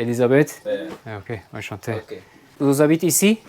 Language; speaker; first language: French; non-native, learner; Turkish